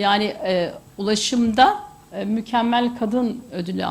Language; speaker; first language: Turkish; native; Turkish